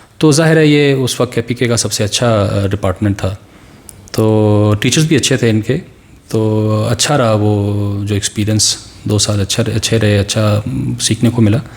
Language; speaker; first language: Urdu; non-native, local second language; Pashto